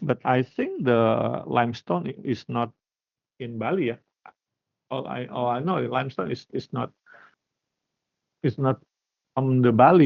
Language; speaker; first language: English; non-native, learner; Indonesian